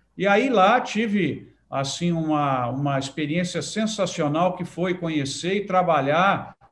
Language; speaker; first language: Portuguese; native; Portuguese